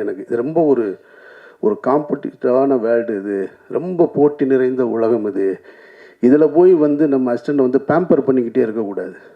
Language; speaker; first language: Tamil; native; Tamil